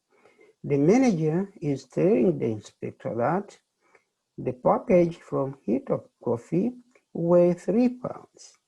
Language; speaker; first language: English; non-native, fluent; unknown